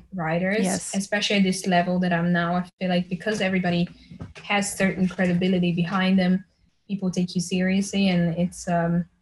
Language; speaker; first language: English; early bilingual, other home language; Slovenian